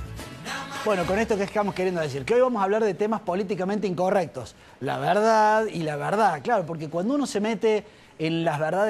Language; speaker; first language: Spanish; native; Spanish